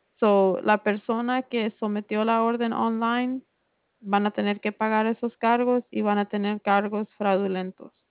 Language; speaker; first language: Spanish; early bilingual, heritage; Spanish